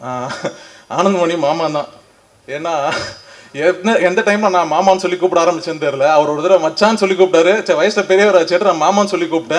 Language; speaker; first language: Tamil; native; Tamil